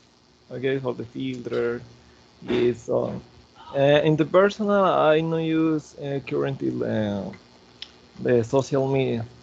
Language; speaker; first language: English; non-native, learner; Spanish